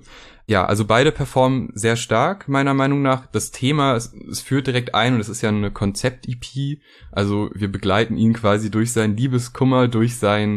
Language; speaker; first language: German; native; German